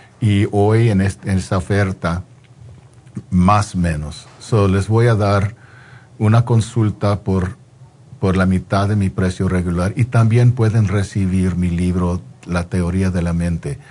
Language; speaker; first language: Spanish; non-native, fluent; English